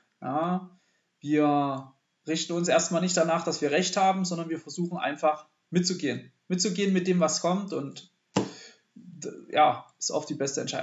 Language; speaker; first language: German; native; German